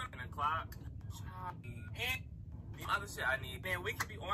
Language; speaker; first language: English; native; English